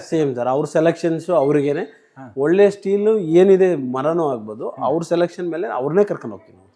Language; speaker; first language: Kannada; native; Kannada